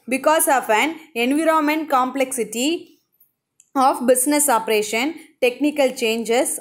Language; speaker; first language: English; non-native, local second language; Tamil